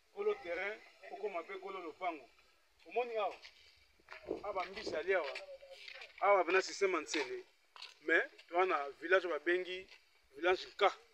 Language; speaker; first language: Lingala; native; Lingala